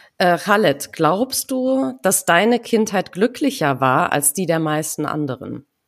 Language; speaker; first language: German; native; German